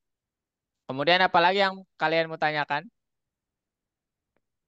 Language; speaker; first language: Indonesian; native; Indonesian